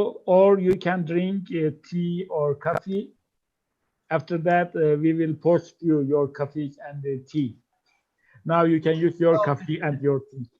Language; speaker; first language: English; non-native, fluent; Turkish